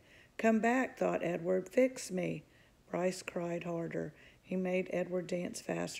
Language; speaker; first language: English; native; English